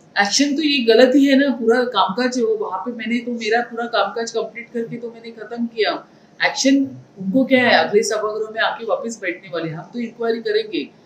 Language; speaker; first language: Hindi; non-native, local second language; Marathi